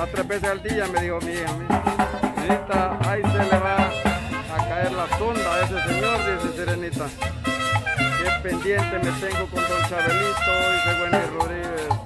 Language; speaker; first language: Spanish; native; Spanish